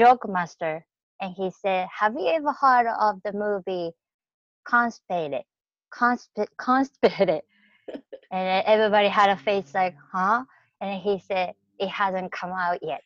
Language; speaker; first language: English; non-native, fluent; Japanese